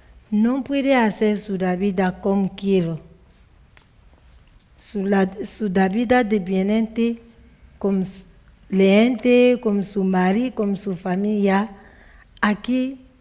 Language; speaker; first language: Spanish; non-native, learner; French